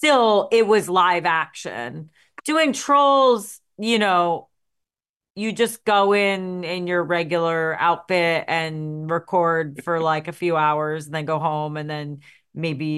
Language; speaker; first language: English; native; English